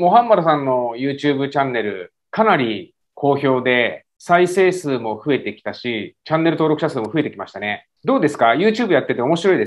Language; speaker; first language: Japanese; native; Japanese